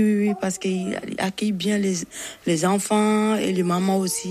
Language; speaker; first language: French; non-native, learner; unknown